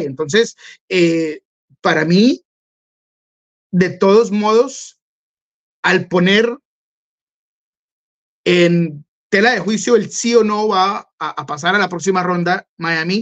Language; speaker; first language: Spanish; native; Spanish